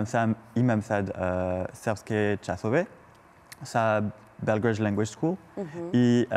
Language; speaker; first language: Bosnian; non-native, learner; French